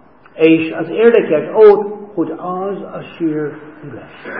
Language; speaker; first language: Hungarian; non-native, fluent; English